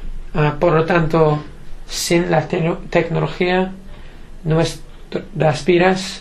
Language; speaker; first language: Spanish; non-native, learner; English